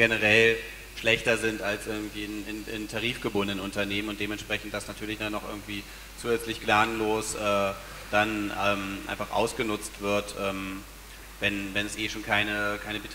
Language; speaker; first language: German; native; German